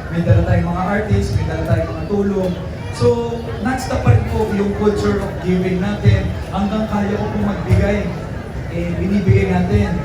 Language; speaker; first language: Filipino; native; Filipino